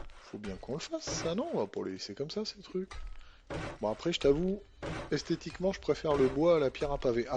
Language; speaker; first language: French; native; French